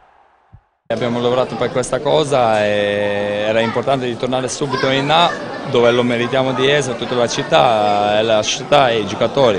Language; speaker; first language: Italian; non-native, fluent; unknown